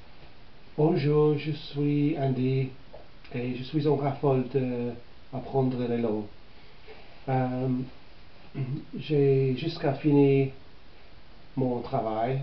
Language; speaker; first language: French; non-native, learner; English